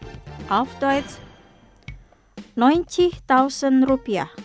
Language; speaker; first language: German; non-native, fluent; Indonesian